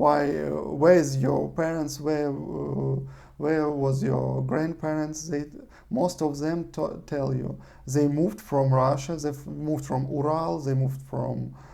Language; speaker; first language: English; non-native, learner; Russian